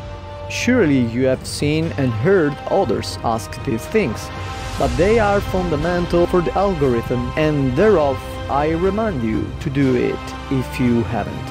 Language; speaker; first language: English; non-native, fluent; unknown